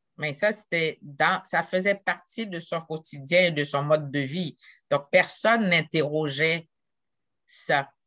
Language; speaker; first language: French; non-native, local second language; Haitian Creole